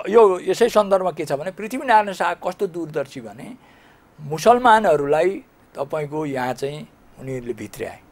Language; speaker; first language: Nepali; native; Nepali